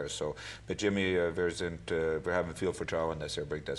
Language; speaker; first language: German; non-native, learner; English